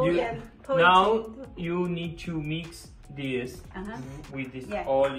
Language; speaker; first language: English; non-native, learner; Spanish